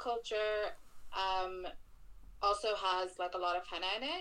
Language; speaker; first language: English; non-native, local second language; Bangla